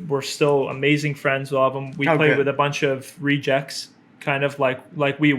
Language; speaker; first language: English; native; English